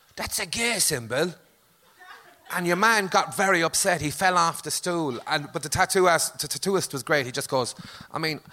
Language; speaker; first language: English; native; English